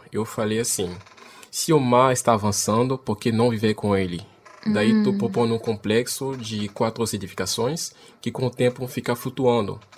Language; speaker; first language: Portuguese; non-native, fluent; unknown